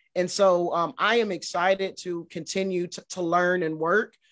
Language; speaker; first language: English; native; English